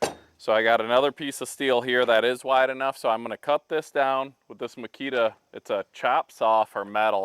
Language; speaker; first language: English; native; English